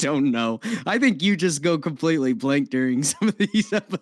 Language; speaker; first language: English; native; English